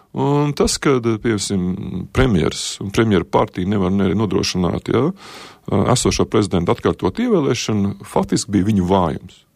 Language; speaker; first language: Latvian; native; Latvian